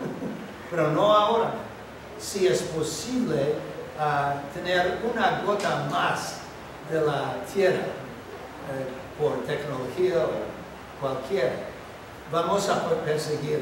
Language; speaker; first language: Spanish; non-native, fluent; English